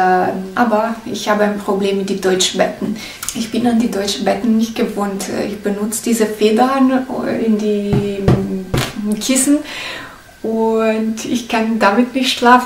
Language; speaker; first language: German; non-native, learner; Italian